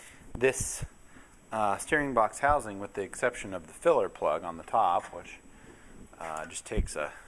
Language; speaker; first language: English; native; English